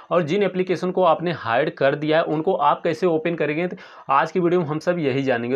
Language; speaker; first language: Hindi; native; Hindi